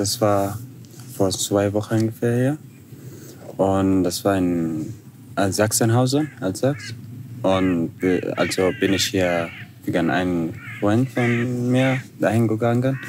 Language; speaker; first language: German; non-native, fluent; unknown